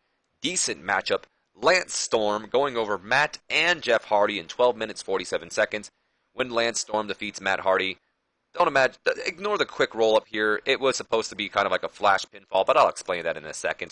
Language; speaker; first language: English; native; English